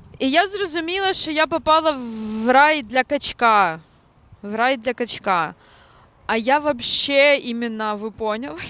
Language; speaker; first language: Ukrainian; non-native, local second language; Russian